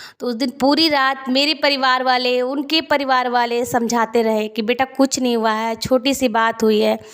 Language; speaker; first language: Hindi; native; Hindi